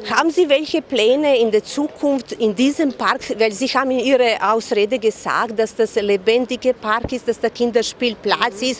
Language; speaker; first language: German; non-native, fluent; Serbian